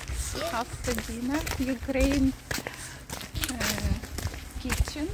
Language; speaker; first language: English; non-native, learner; Ukrainian